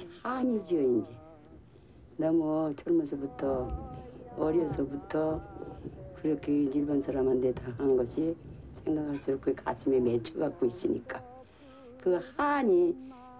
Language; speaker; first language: Korean; native; Korean